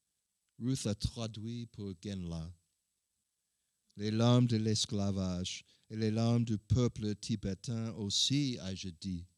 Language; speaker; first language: French; non-native, learner; English